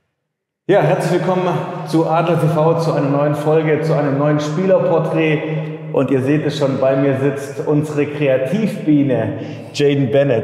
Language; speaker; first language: German; native; German